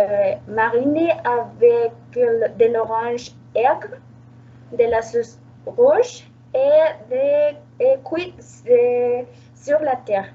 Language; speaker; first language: French; non-native, learner; Spanish